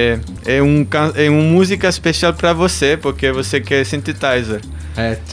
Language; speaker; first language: Portuguese; non-native, learner; German